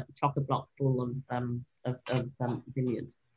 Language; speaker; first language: English; native; English